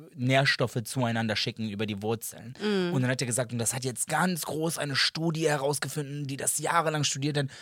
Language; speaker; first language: German; non-native, fluent; Serbian